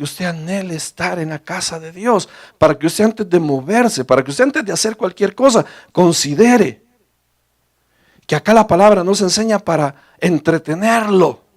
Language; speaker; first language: Spanish; native; Spanish